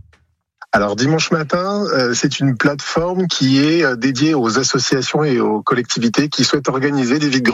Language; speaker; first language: French; native; French